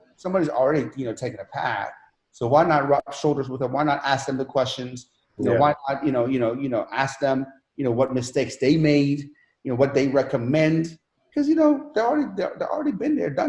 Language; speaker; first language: English; non-native, fluent; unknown